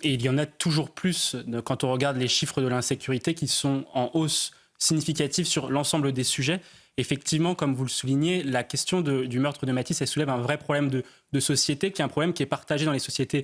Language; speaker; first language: French; native; French